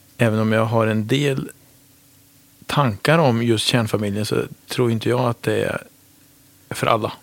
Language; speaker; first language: Swedish; native; Swedish